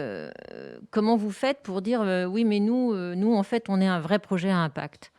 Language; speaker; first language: French; native; French